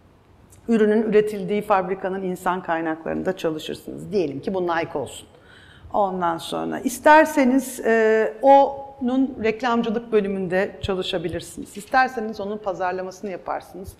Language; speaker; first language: Turkish; native; Turkish